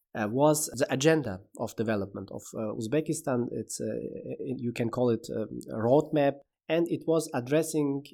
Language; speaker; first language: English; non-native, fluent; Uzbek